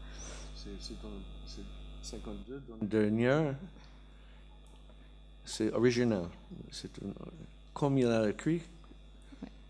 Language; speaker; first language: French; non-native, learner; English